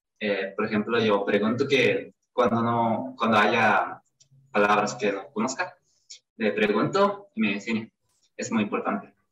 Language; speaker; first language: Spanish; non-native, learner; Japanese